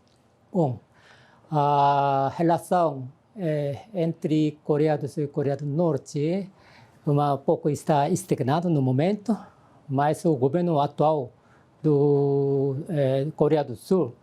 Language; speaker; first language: Portuguese; non-native, learner; Korean